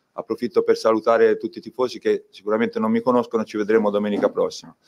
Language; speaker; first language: Italian; native; Italian